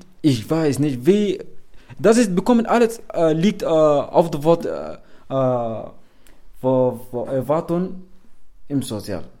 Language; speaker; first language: German; non-native, learner; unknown